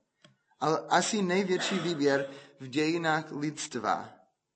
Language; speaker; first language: Czech; non-native, fluent; English